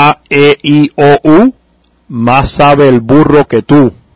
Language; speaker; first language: Spanish; native; Spanish